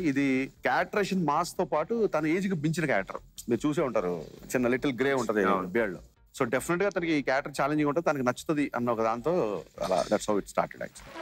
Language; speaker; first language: Telugu; native; Telugu